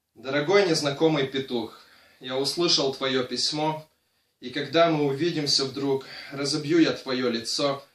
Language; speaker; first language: Russian; non-native, local second language; Ukrainian